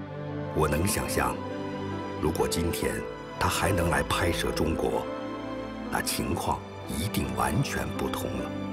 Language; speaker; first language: Chinese; native; Chinese